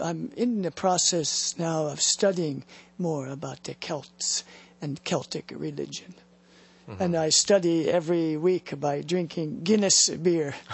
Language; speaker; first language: English; native; English